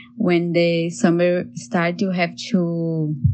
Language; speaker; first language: English; non-native, learner; Portuguese